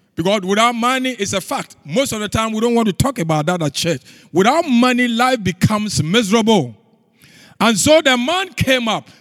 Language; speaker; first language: English; non-native, local second language; Akan